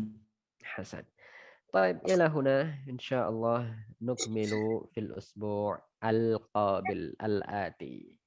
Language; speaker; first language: Arabic; non-native, fluent; Indonesian